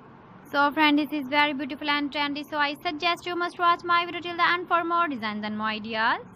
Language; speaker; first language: English; non-native, local second language; Urdu